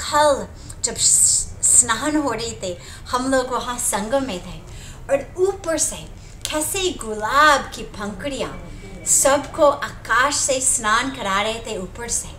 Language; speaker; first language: Hindi; non-native, fluent; English